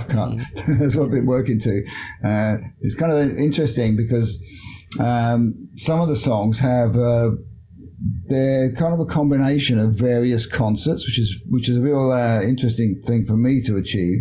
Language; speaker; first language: English; native; English